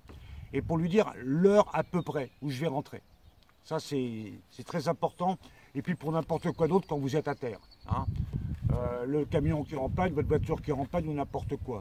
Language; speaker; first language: French; native; French